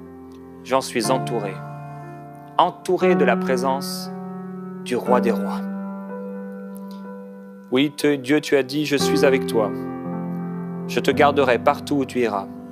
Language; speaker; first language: French; non-native, local second language; Haitian Creole